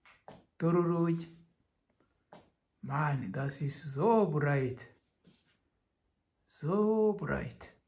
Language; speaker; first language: German; non-native, fluent; Kinyarwanda